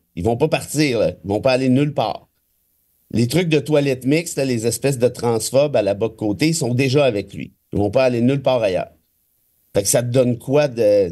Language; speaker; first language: French; native; French